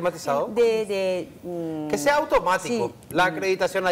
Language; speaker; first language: Spanish; native; Spanish